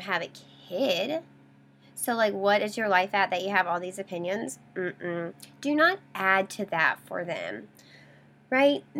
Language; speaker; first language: English; native; English